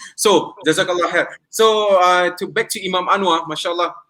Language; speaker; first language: English; non-native, local second language; Malay